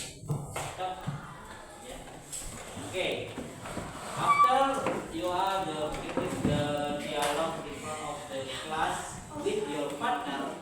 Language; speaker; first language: English; non-native, learner; Indonesian